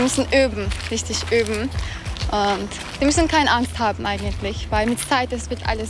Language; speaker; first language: German; non-native, fluent; Turkish